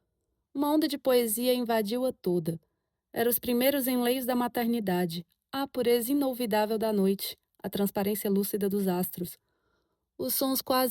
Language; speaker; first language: Portuguese; native; Portuguese